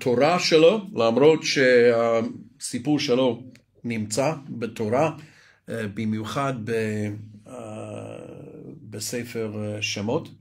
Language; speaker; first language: Hebrew; non-native, fluent; English